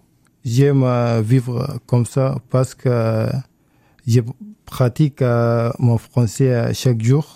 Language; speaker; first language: French; non-native, learner; Arabic